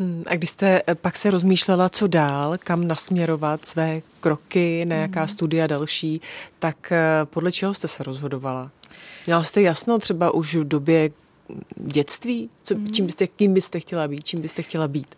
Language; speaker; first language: Czech; native; Czech